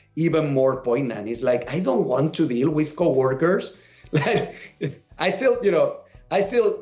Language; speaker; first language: English; non-native, fluent; Spanish